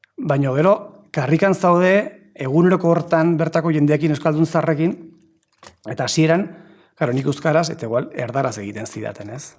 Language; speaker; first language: Basque; non-native, local second language; Spanish